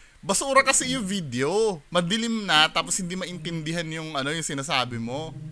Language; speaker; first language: Filipino; native; Filipino